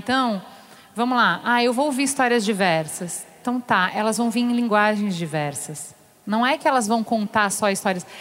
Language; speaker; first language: Portuguese; native; Portuguese